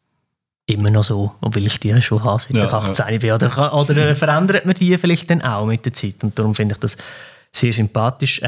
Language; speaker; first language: German; native; German